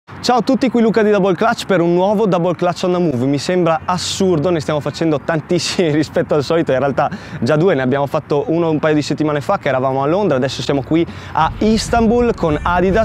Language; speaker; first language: Italian; native; Italian